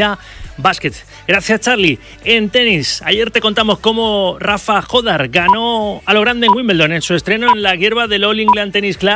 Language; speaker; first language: Spanish; native; Spanish